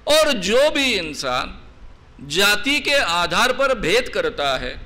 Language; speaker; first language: Hindi; non-native, local second language; Marathi